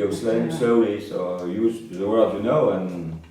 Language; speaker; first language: English; non-native, fluent; French